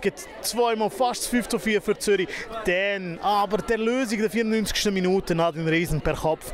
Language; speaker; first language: German; native; German